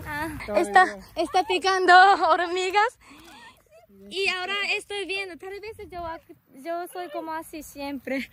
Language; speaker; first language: Spanish; non-native, fluent; Japanese